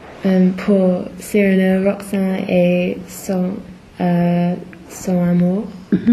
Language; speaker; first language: French; non-native, learner; English